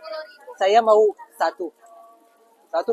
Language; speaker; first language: Indonesian; non-native, learner; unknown